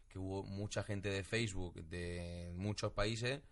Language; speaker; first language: Spanish; native; Spanish